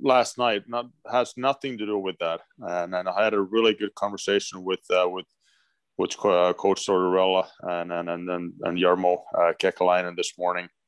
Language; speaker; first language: English; non-native, fluent; Finnish